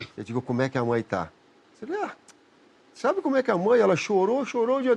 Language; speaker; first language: Portuguese; native; Portuguese